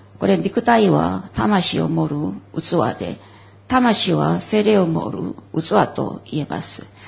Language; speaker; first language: Japanese; non-native, fluent; Korean